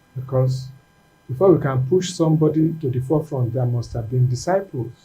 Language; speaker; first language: English; non-native, local second language; Yoruba